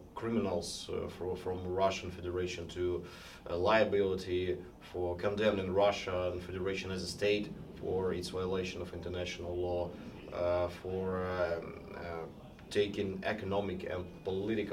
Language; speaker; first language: English; non-native, fluent; Ukrainian